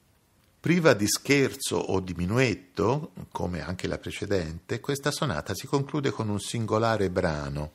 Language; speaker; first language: Italian; native; Italian